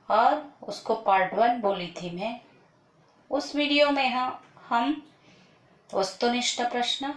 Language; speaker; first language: Hindi; non-native, local second language; Kannada